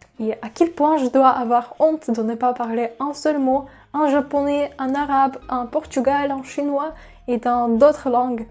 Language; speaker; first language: French; non-native, fluent; Russian